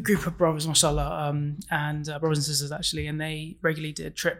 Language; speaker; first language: English; native; English